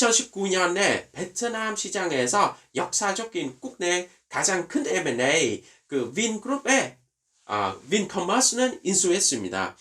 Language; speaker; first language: Korean; non-native, fluent; Vietnamese